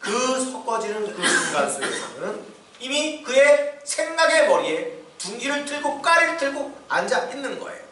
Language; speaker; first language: Korean; native; Korean